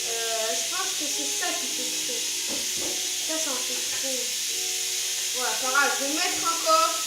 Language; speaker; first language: French; native; French